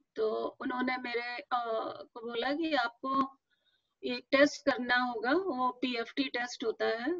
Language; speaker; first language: Hindi; native; Hindi